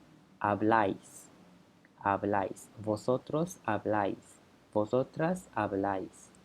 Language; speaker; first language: Spanish; non-native, fluent; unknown